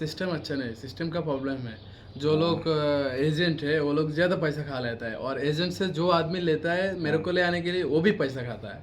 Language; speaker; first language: Hindi; non-native, fluent; Bangla